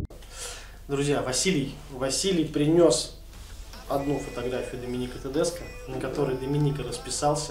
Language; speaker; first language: Russian; native; Russian